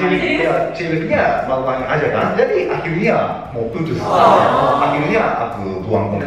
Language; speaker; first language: Indonesian; non-native, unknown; Japanese